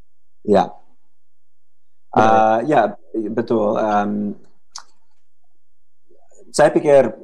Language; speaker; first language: Indonesian; non-native, fluent; English